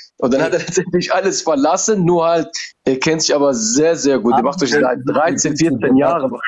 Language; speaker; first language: German; early bilingual, other home language; Turoyo